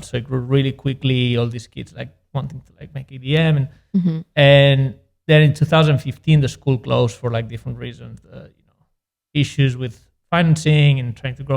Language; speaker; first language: English; non-native, fluent; Spanish